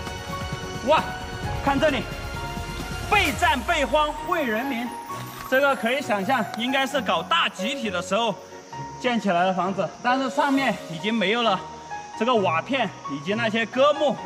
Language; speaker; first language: Chinese; native; Chinese